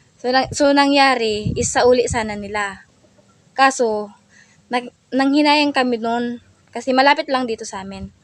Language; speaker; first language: Filipino; non-native, local second language; Cebuano